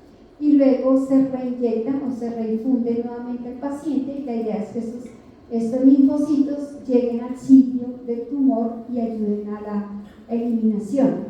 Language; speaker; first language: Spanish; native; Spanish